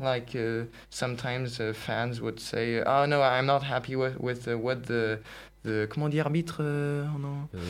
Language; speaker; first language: English; non-native, fluent; French